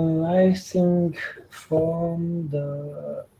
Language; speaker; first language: English; non-native, learner; Chinese